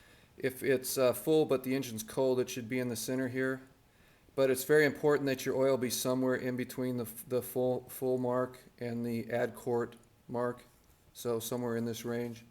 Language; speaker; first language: English; native; English